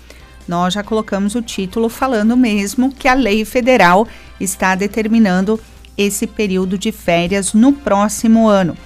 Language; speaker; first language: Portuguese; native; Portuguese